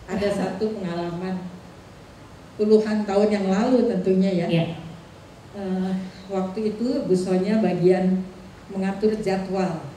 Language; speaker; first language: Indonesian; native; Indonesian